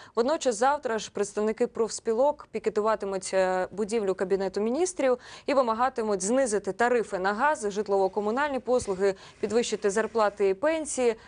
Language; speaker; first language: Ukrainian; native; Ukrainian